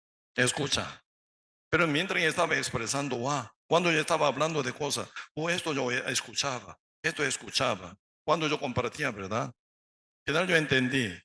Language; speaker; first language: Spanish; non-native, learner; Korean